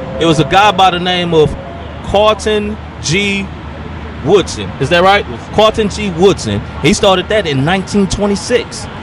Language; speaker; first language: English; native; English